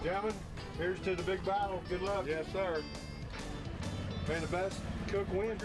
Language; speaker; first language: English; native; English